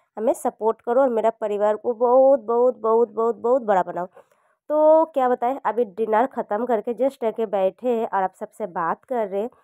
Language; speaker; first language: Hindi; non-native, local second language; Bangla